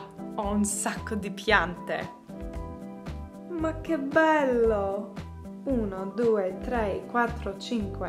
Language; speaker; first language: Italian; non-native, learner; English